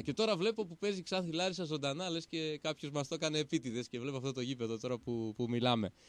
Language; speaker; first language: Greek; native; Greek